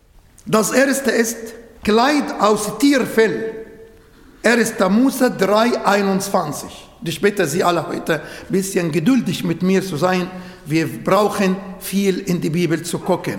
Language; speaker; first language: German; non-native, fluent; Arabic